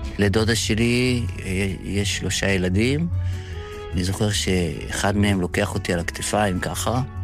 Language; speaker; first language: Hebrew; early bilingual, other home language; Yiddish